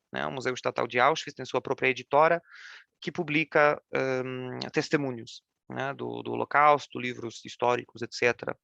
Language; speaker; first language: Portuguese; non-native, fluent; Polish